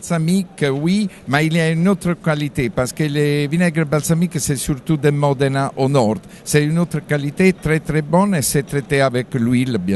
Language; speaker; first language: French; non-native, fluent; Italian